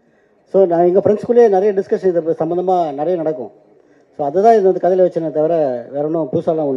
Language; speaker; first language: Tamil; native; Tamil